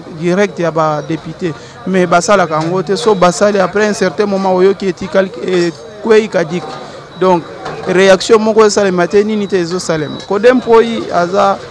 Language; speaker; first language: Lingala; native; Lingala